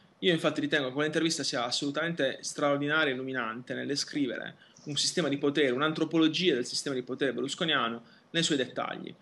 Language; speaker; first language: Italian; native; Italian